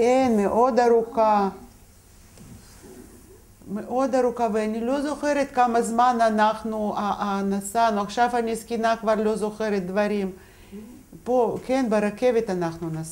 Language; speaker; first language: Hebrew; non-native, fluent; Russian